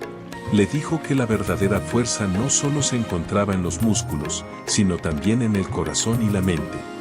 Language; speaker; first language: Spanish; native; Spanish